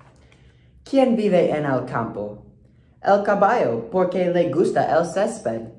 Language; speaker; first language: Spanish; non-native, learner; English